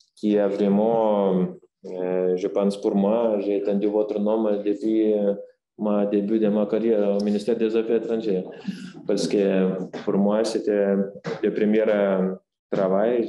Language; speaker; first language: French; non-native, fluent; Lithuanian